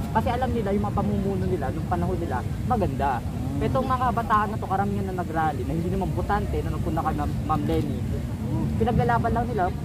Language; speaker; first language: Filipino; non-native, local second language; Iloko